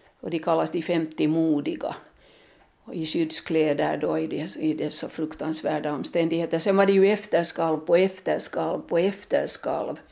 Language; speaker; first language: Swedish; native; Swedish